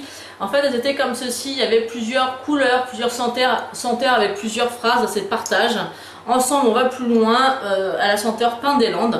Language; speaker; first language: French; native; French